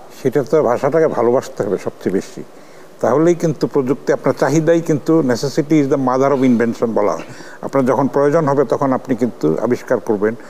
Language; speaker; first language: Bangla; native; Bangla